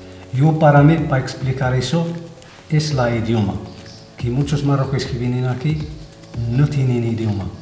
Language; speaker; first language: Spanish; non-native, fluent; Arabic